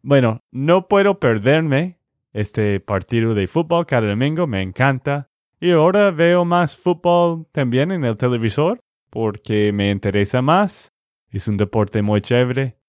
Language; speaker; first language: Spanish; non-native, fluent; English